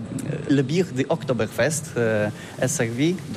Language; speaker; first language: French; non-native, fluent; Polish